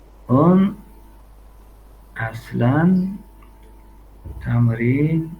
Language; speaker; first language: Persian; non-native, learner; Urdu